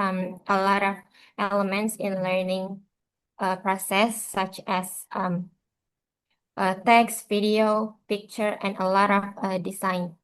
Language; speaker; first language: English; non-native, learner; Indonesian